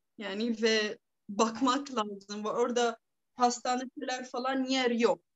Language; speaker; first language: Turkish; non-native, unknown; Arabic